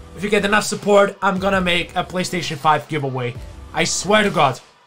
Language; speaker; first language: English; non-native, fluent; German